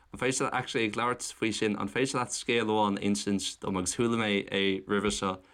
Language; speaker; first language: Irish; non-native, local second language; English